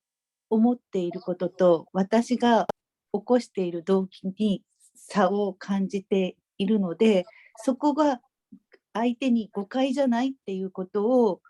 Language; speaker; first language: Japanese; native; Japanese